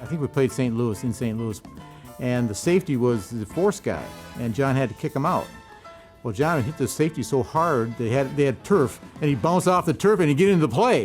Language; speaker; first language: English; native; English